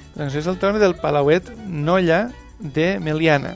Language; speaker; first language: Catalan; native; Catalan